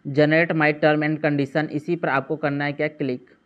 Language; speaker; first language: Hindi; native; Hindi